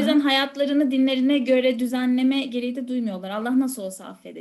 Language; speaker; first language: Turkish; native; Turkish